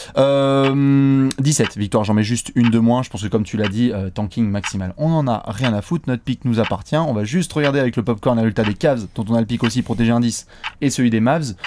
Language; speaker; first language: French; native; French